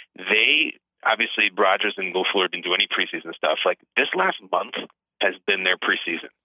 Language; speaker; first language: English; native; English